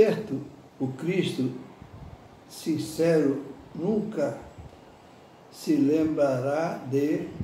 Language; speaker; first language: Portuguese; native; Portuguese